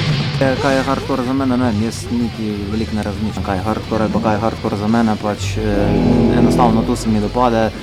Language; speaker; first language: Slovenian; native; Slovenian